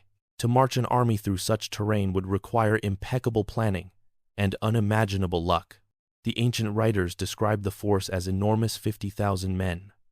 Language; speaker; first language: English; native; English